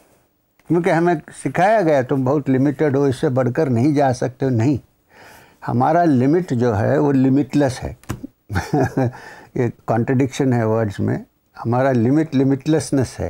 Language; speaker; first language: Hindi; non-native, local second language; Malayalam